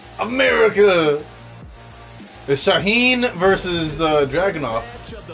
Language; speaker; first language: English; native; English